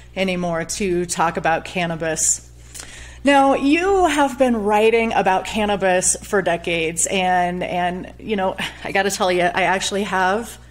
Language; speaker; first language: English; native; English